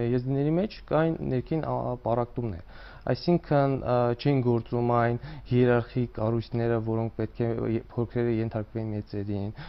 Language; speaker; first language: Armenian; non-native, local second language; Kurdish